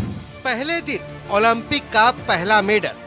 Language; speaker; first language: Hindi; native; Hindi